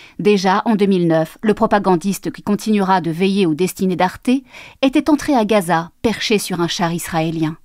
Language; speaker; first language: French; native; French